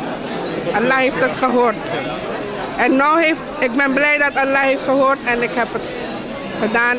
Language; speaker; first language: Dutch; non-native, fluent; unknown